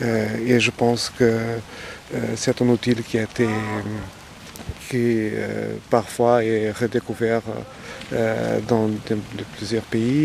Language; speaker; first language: French; non-native, fluent; Portuguese